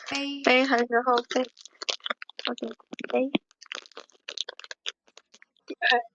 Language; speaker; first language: Chinese; non-native, fluent; Indonesian